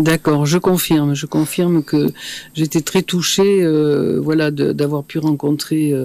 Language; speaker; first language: French; native; French